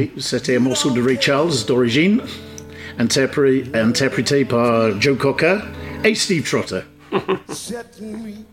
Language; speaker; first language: French; non-native, fluent; English